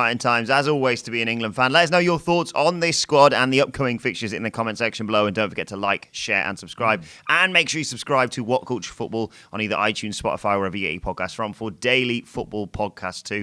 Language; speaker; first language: English; native; English